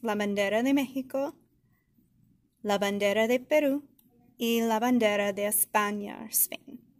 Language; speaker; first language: Spanish; non-native, fluent; English